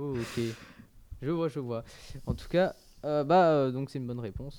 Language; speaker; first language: French; native; French